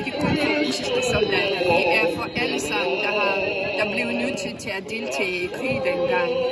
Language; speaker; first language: Danish; non-native, fluent; Russian